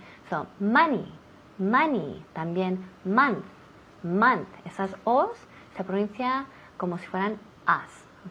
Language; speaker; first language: Spanish; non-native, fluent; English